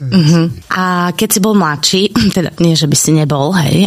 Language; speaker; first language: Slovak; native; Slovak